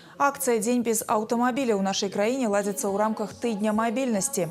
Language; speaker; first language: Belarusian; native; Belarusian